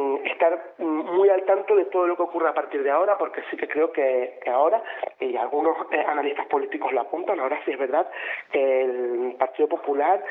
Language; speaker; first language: Spanish; native; Spanish